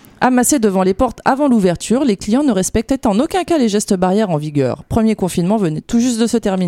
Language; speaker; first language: French; native; French